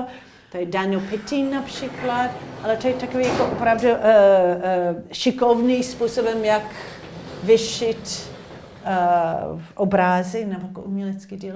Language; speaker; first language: Czech; non-native, learner; English